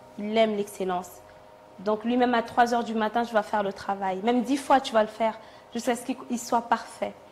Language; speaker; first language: French; non-native, local second language; Swahili